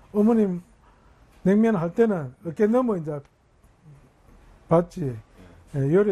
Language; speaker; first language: Korean; native; Korean